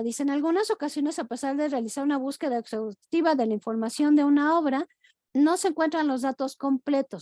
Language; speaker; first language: Spanish; native; Spanish